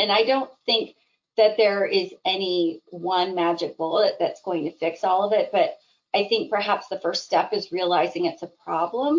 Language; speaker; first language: English; native; English